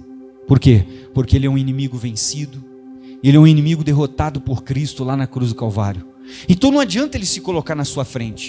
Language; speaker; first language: Portuguese; native; Portuguese